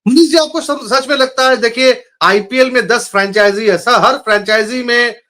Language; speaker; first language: Hindi; non-native, local second language; Bangla